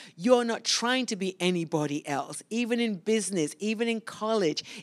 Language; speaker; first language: English; native; English